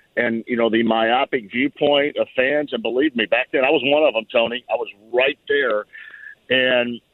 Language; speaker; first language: English; native; English